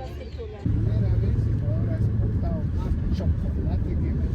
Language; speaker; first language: Spanish; native; Spanish